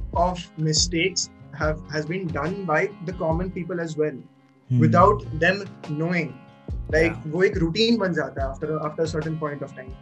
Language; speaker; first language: English; non-native, local second language; Hindi